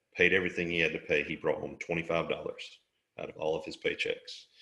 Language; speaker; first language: English; native; English